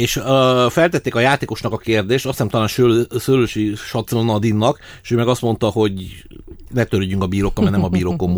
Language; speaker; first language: Hungarian; native; Hungarian